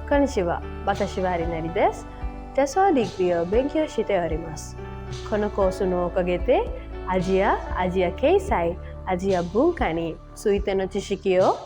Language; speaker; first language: Japanese; non-native, learner; Sinhala